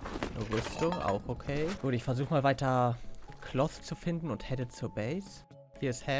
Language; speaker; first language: German; native; German